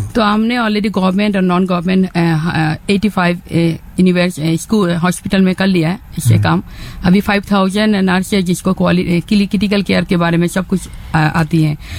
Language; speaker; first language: Hindi; non-native, fluent; Bangla